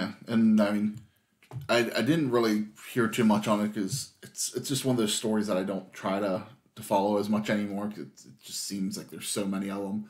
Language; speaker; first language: English; native; English